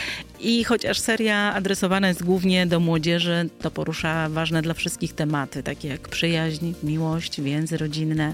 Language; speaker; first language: Polish; native; Polish